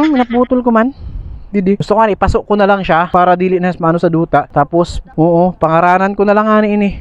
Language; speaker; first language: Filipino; non-native, local second language; Masbatenyo